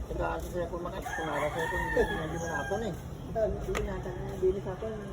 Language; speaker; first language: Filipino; non-native, local second language; Cebuano